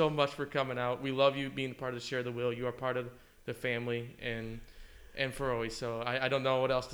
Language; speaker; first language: English; native; English